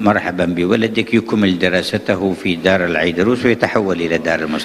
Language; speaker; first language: Arabic; native; Arabic